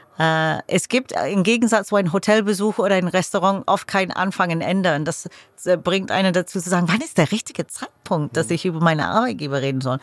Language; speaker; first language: German; non-native, fluent; English